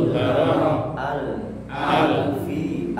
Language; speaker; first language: Arabic; non-native, fluent; Indonesian